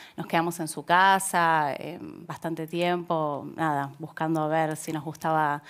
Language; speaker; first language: Spanish; native; Spanish